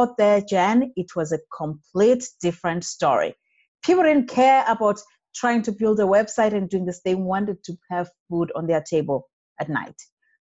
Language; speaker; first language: English; non-native, local second language; Shona